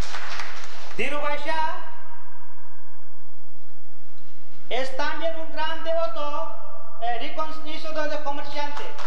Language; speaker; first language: Spanish; non-native, learner; Gujarati